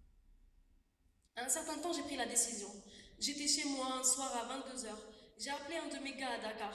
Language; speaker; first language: French; non-native, local second language; Wolof